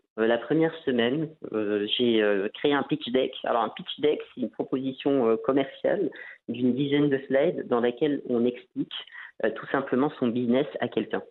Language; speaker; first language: French; non-native, local second language; Arabic